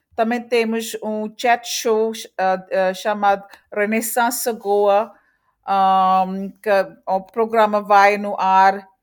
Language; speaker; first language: Portuguese; early bilingual, heritage; Portuguese